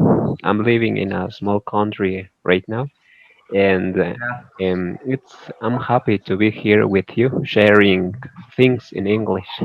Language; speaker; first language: English; non-native, learner; Spanish